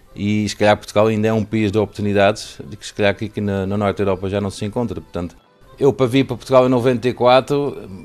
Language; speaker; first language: Portuguese; non-native, fluent; Dutch